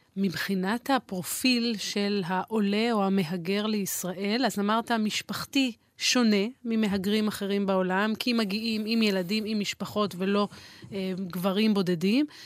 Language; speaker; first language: Hebrew; native; Hebrew